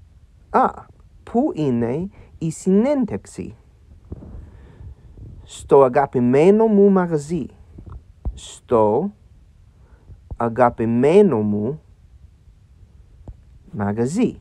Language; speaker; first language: Greek; non-native, learner; English